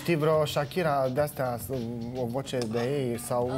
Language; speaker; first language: Romanian; native; Romanian